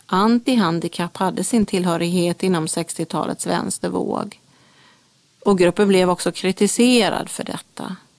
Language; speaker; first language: Swedish; native; Swedish